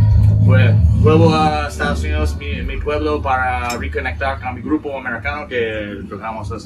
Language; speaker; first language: Spanish; non-native, learner; English